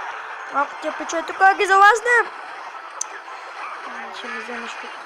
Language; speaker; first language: Bulgarian; native; Bulgarian